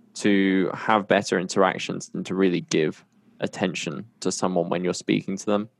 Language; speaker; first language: English; native; English